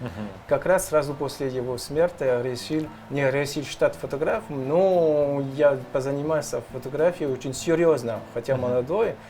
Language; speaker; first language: Russian; non-native, learner; French